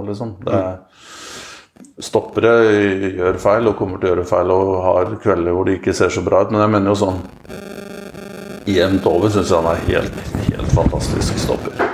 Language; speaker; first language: Norwegian; native; Norwegian